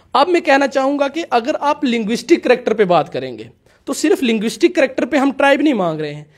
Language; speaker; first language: Hindi; native; Hindi